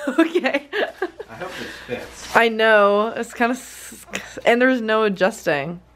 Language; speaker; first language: English; native; English